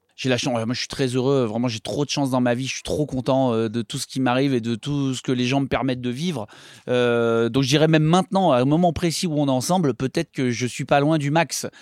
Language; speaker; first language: French; native; French